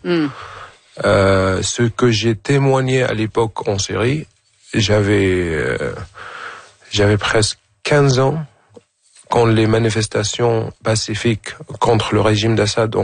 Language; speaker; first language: French; non-native, fluent; Arabic